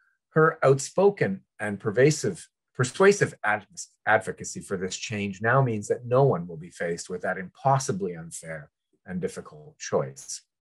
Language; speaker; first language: English; early bilingual, other home language; French